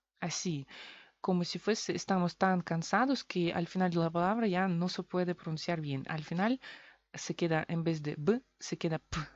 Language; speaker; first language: Spanish; non-native, fluent; Russian